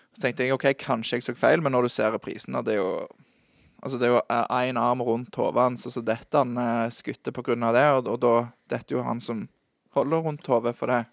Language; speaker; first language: Norwegian; native; Norwegian